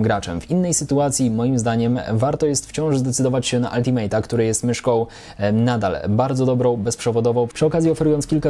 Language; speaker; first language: Polish; native; Polish